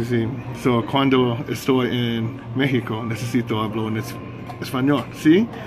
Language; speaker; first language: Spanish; non-native, learner; English